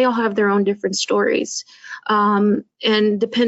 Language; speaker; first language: English; native; English